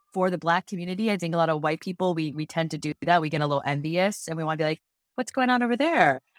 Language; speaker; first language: English; native; English